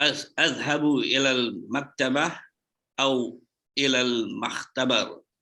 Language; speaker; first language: Arabic; non-native, learner; English